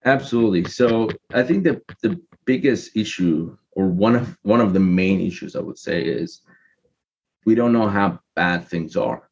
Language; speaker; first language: English; non-native, fluent; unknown